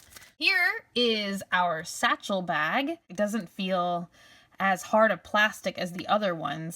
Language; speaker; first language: English; native; English